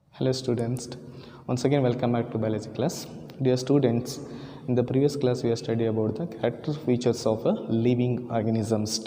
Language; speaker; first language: English; non-native, local second language; Kannada